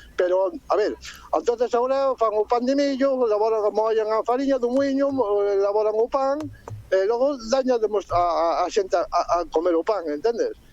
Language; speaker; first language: Galician; native; Galician